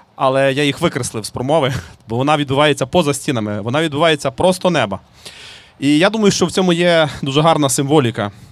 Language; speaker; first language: Ukrainian; native; Ukrainian